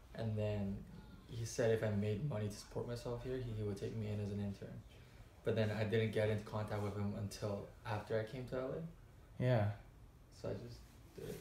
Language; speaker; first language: English; native; English